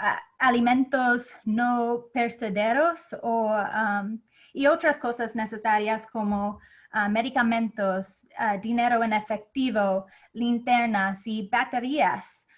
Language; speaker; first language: Spanish; non-native, fluent; English